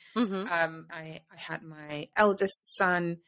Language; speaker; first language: English; non-native, fluent; Spanish